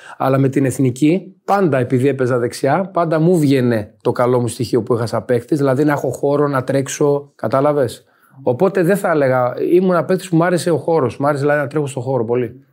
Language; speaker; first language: Greek; native; Greek